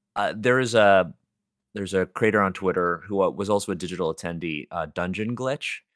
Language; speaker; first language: English; native; English